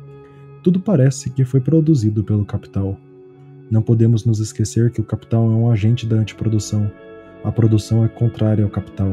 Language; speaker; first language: Portuguese; native; Portuguese